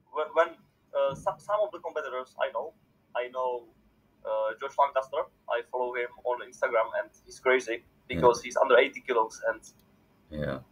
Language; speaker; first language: English; non-native, fluent; Czech